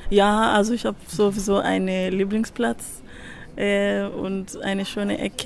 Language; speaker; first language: German; non-native, fluent; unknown